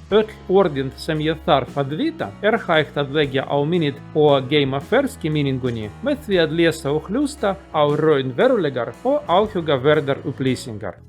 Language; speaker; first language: Icelandic; non-native, learner; Russian